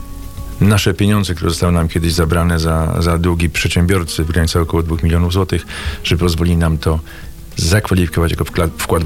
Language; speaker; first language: Polish; native; Polish